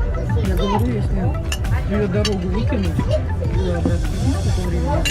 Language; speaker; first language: Russian; native; Russian